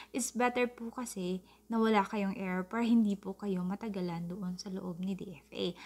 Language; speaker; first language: Filipino; non-native, local second language; Cebuano